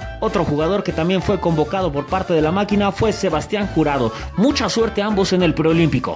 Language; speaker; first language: Spanish; native; Spanish